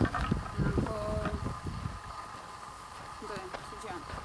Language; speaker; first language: Chinese; non-native, fluent; Spanish